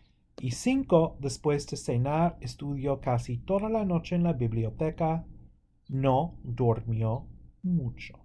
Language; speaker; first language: Spanish; non-native, fluent; English